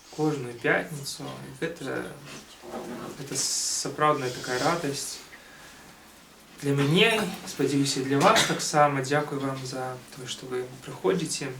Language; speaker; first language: Belarusian; non-native, local second language; Russian